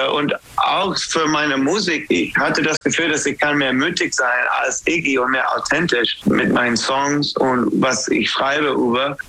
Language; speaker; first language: German; non-native, fluent; English